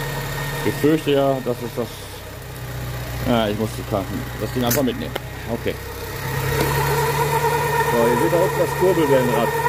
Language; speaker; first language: German; native; German